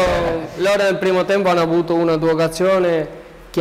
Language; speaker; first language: Italian; non-native, learner; Spanish